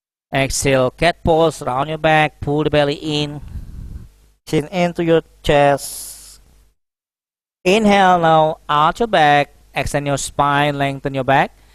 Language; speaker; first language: English; non-native, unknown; Indonesian